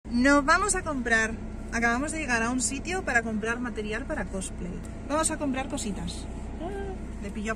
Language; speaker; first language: Spanish; native; Spanish